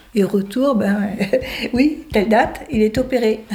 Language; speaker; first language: French; native; French